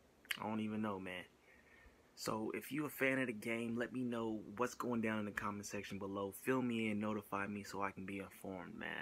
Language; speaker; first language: English; native; English